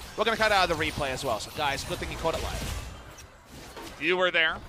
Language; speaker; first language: English; native; English